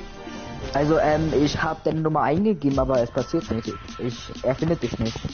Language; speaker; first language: German; native; German